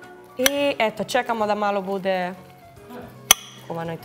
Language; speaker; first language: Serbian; non-native, learner; Spanish